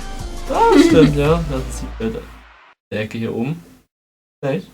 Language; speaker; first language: German; native; German